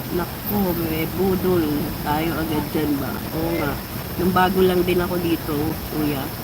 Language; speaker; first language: Filipino; native; Filipino